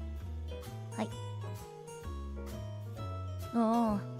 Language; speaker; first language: Japanese; non-native, learner; Indonesian